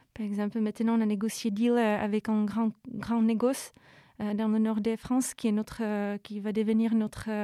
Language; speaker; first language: French; non-native, fluent; Czech